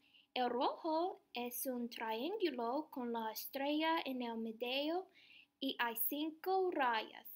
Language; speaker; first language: Spanish; non-native, learner; English